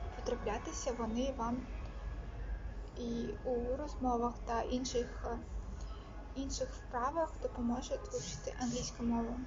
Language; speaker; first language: Ukrainian; non-native, local second language; Russian